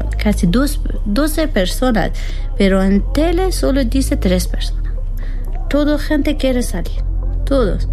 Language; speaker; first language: Spanish; non-native, learner; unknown